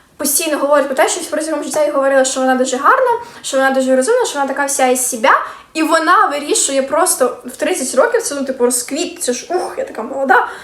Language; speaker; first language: Ukrainian; native; Ukrainian